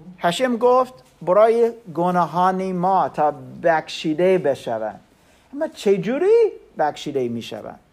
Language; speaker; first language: Persian; non-native, learner; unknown